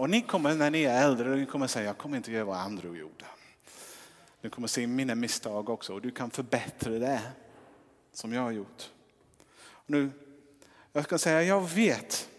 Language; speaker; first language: Swedish; non-native, fluent; English